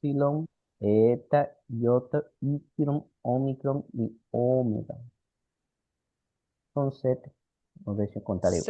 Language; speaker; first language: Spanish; non-native, fluent; Portuguese